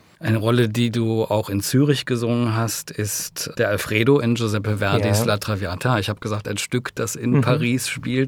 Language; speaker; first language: German; native; German